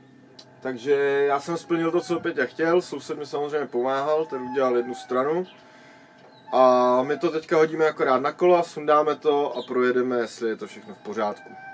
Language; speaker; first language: Czech; native; Czech